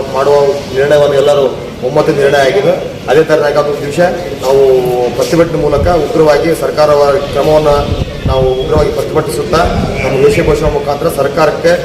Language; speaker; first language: Kannada; native; Kannada